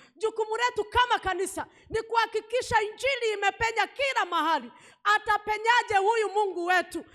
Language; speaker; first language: Swahili; non-native, local second language; Kikuyu